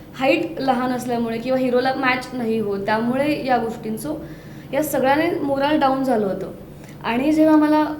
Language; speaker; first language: Marathi; native; Marathi